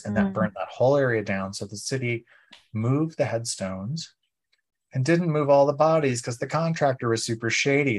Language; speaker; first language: English; native; English